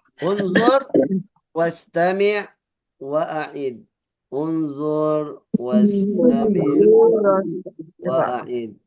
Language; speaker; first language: Arabic; non-native, fluent; Indonesian